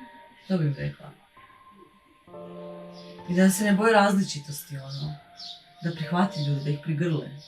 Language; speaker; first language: Bosnian; native; Bosnian